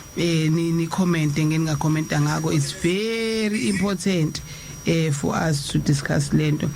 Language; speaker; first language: Zulu; native; Zulu